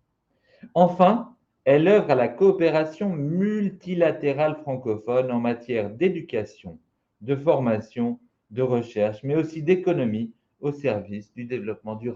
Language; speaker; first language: French; native; French